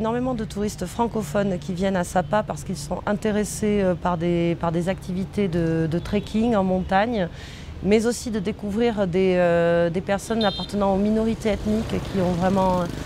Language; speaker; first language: French; native; French